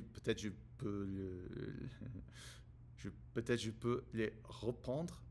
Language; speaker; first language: French; non-native, learner; English